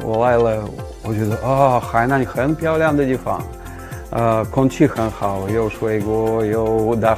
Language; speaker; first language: Chinese; non-native, learner; Russian